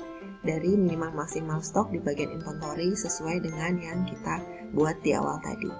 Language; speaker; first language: Indonesian; native; Indonesian